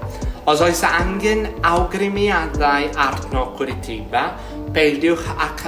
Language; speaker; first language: Welsh; non-native, learner; Portuguese